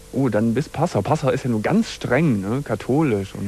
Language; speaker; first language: German; native; German